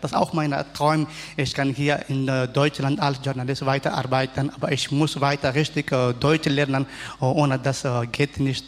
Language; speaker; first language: German; non-native, learner; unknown